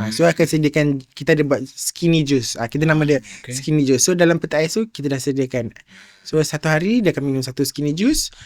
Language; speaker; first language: Malay; native; Malay